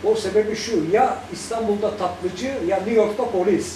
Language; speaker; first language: Turkish; native; Turkish